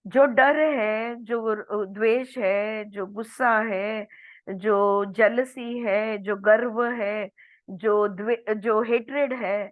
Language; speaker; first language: Hindi; non-native, local second language; Marathi